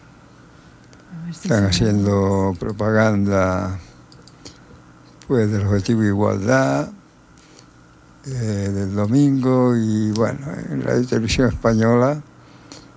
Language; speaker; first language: Spanish; native; Spanish